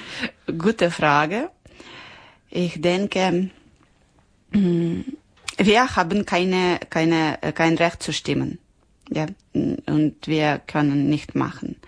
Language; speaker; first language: German; non-native, learner; Ukrainian